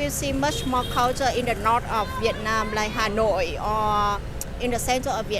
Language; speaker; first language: English; non-native, local second language; Vietnamese